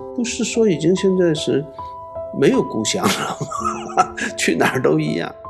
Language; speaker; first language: Chinese; non-native, local second language; Korean